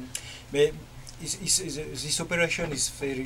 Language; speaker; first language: English; non-native, learner; French